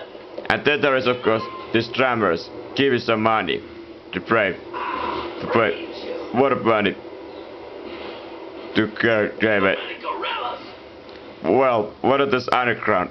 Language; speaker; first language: English; non-native, fluent; Italian